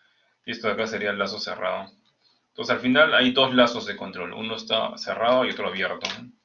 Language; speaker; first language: Spanish; native; Spanish